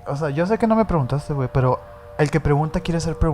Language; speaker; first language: Spanish; native; Spanish